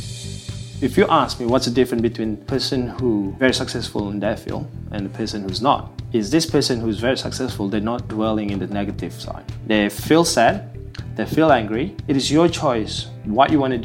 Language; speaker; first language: English; non-native, local second language; Malay